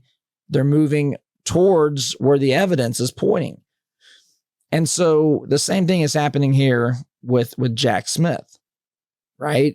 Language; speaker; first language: English; native; English